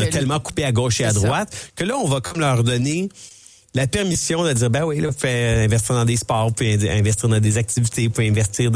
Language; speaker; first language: French; native; French